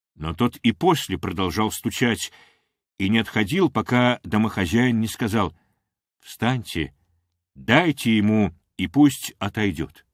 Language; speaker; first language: Russian; non-native, local second language; Armenian